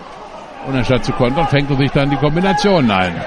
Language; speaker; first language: German; native; German